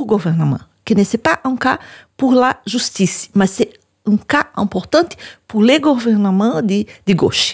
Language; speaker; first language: French; non-native, learner; Portuguese